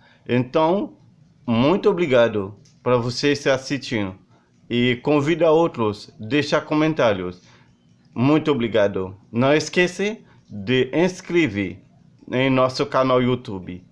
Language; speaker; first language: Portuguese; non-native, learner; Haitian Creole